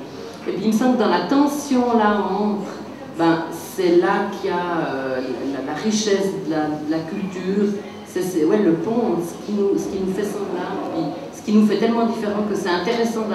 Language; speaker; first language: French; native; French